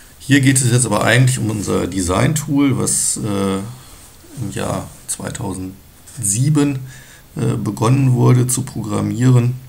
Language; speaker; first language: German; native; German